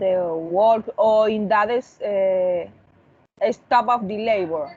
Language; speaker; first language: English; non-native, fluent; Spanish